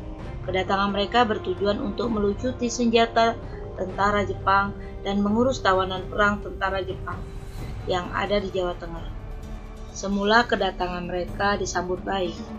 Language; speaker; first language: Indonesian; native; Indonesian